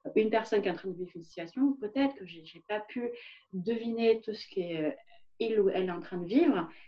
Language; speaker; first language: French; non-native, fluent; Vietnamese